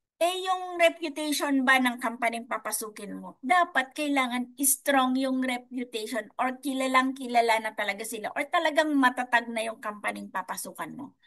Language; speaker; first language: Filipino; non-native, local second language; Iloko